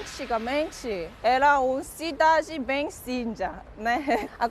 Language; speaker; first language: Portuguese; non-native, learner; Korean